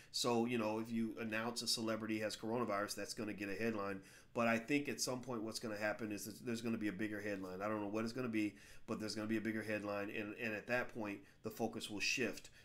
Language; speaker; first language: English; native; English